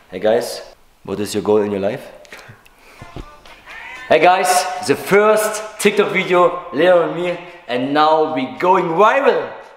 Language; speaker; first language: English; non-native, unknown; German